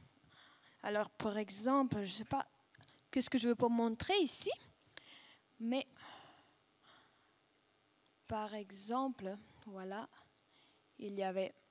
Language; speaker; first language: French; non-native, fluent; Russian